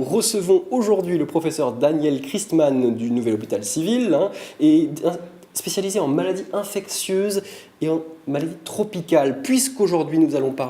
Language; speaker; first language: French; native; French